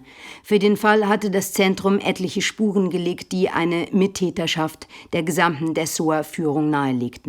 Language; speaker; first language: German; native; German